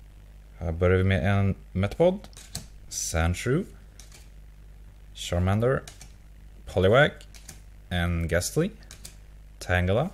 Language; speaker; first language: Swedish; native; Swedish